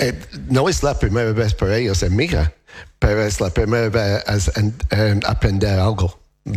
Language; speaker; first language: Spanish; non-native, learner; English